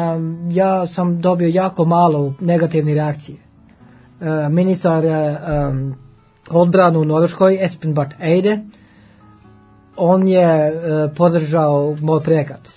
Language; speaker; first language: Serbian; non-native, learner; Norwegian